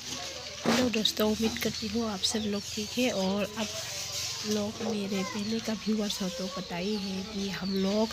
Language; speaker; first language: Hindi; non-native, local second language; Assamese